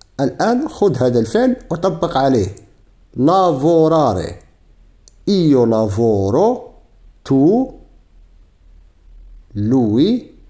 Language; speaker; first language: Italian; non-native, fluent; Arabic